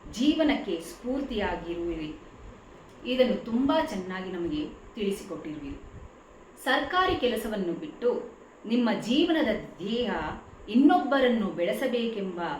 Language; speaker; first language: Kannada; native; Kannada